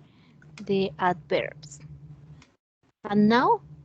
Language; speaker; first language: English; non-native, fluent; Spanish